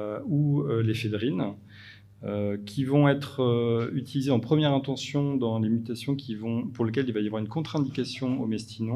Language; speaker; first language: French; native; French